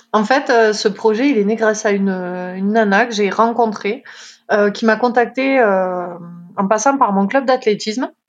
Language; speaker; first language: French; native; French